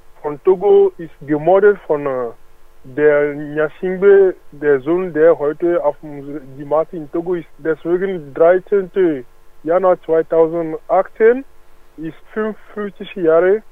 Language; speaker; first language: German; non-native, learner; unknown